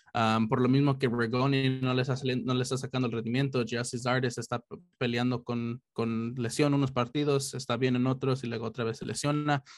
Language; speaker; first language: Spanish; early bilingual, heritage; Spanish